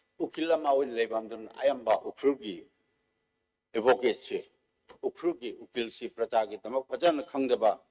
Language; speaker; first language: Manipuri; non-native, local second language; Tangkhul Naga (India)